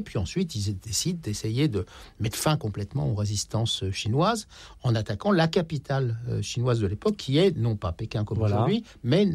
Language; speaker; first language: French; native; French